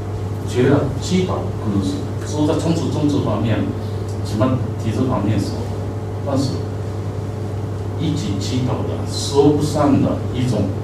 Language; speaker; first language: Chinese; non-native, learner; Japanese